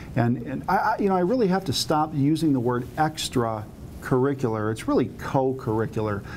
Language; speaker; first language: English; native; English